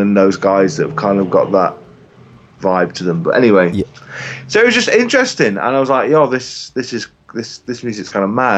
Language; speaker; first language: English; native; English